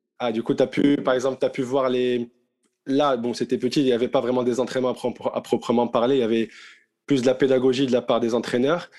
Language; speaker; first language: French; non-native, local second language; Arabic